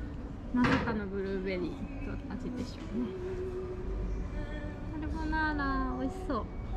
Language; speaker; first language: Japanese; native; Japanese